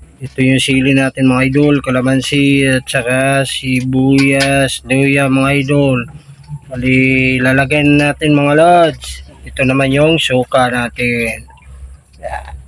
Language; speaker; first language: Filipino; native; Filipino